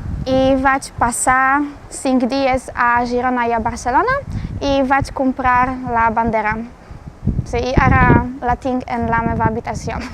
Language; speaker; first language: Catalan; non-native, learner; Polish